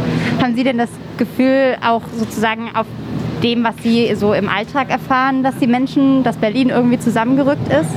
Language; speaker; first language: German; native; German